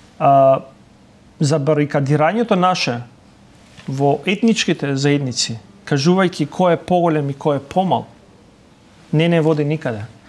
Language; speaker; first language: Macedonian; non-native, local second language; Albanian